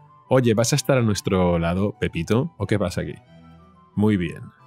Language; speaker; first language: Spanish; native; Spanish